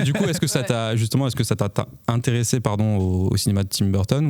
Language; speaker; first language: French; native; French